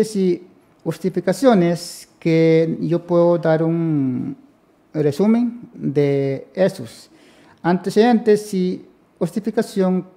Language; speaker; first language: Spanish; non-native, local second language; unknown